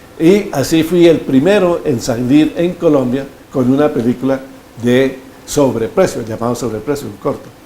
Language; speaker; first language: Spanish; native; Spanish